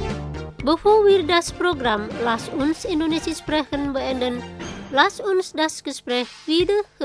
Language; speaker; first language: German; non-native, fluent; Indonesian